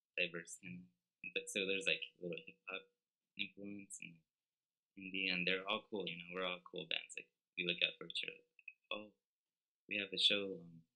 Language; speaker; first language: English; native; English